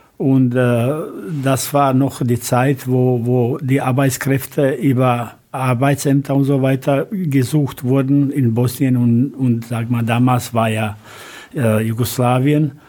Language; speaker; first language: German; non-native, fluent; Bosnian